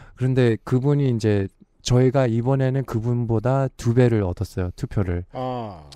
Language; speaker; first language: Korean; early bilingual, heritage; Korean